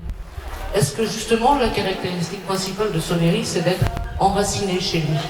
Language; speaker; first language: French; native; French